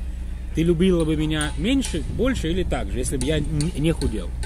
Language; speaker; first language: Russian; native; Russian